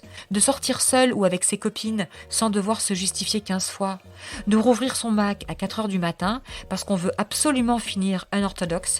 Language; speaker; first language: French; native; French